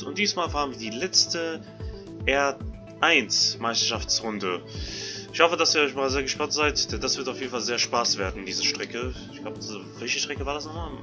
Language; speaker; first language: German; native; German